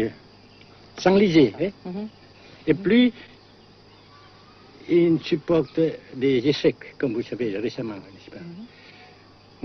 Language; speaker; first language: French; non-native, local second language; Vietnamese